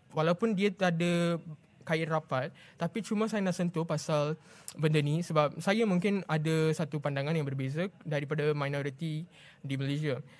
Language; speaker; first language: Malay; non-native, local second language; Tamil